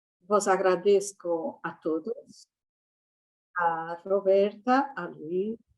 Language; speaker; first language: Spanish; non-native, fluent; Italian